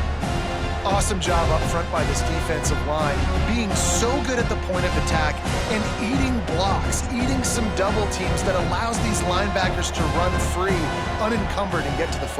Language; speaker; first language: English; native; English